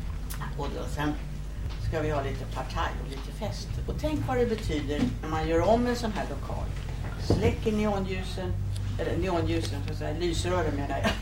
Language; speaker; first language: Swedish; native; Swedish